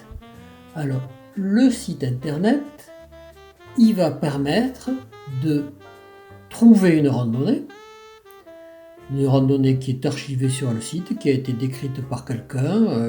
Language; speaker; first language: French; native; French